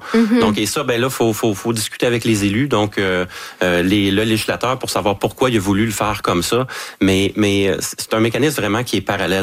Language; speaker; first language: French; native; French